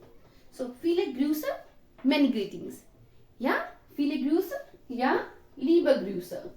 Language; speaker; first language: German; non-native, learner; Hindi